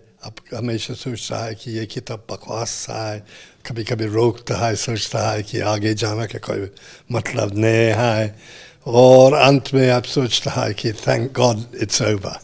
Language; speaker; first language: Hindi; non-native, fluent; English